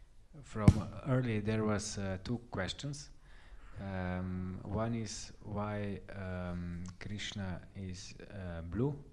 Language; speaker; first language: English; non-native, fluent; Slovenian